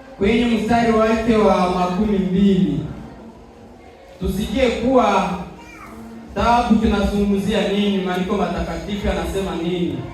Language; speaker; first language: Swahili; native; Swahili